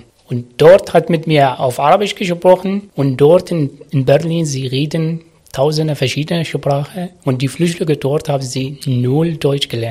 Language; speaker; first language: German; non-native, learner; Arabic